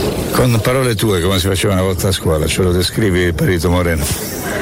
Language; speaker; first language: Italian; native; Italian